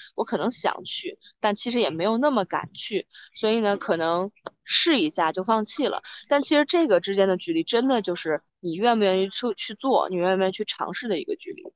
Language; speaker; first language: Chinese; native; Chinese